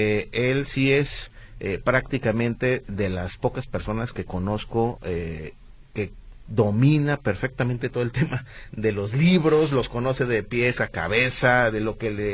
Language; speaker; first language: Spanish; native; Spanish